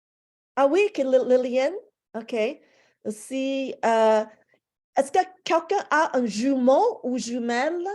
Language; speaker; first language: French; non-native, fluent; English